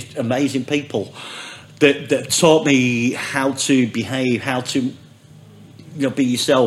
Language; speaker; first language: English; native; English